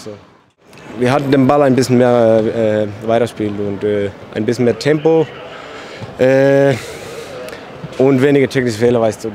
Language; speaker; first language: German; non-native, learner; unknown